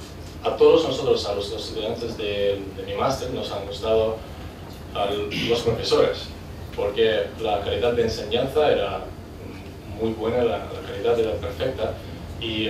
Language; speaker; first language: Spanish; non-native, fluent; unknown